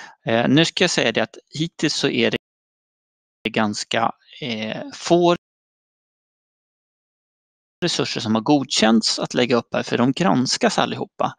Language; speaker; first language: Swedish; native; Swedish